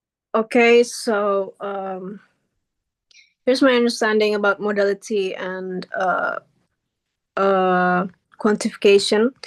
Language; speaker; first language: English; non-native, learner; Indonesian